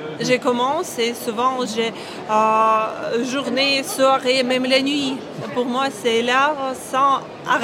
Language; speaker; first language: French; non-native, learner; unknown